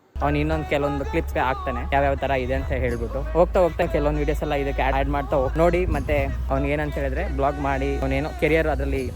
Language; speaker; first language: Kannada; native; Kannada